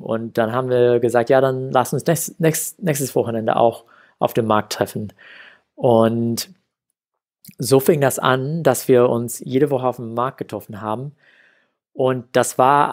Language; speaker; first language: German; non-native, fluent; English